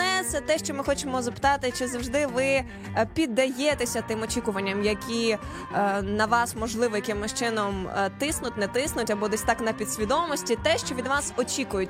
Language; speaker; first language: Ukrainian; native; Ukrainian